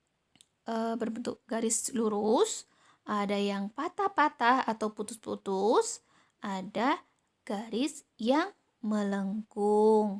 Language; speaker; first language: Indonesian; native; Indonesian